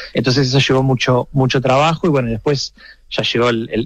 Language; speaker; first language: Spanish; native; Spanish